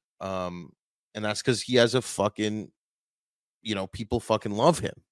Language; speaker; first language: English; native; English